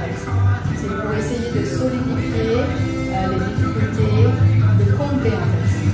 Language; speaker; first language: French; early bilingual, other home language; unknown